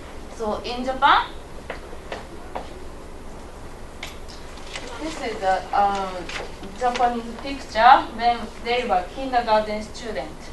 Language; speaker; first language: English; non-native, learner; Japanese